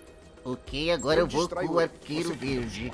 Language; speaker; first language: Portuguese; native; Portuguese